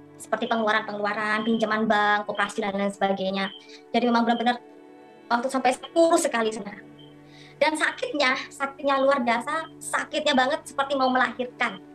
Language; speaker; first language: Indonesian; non-native, local second language; Madurese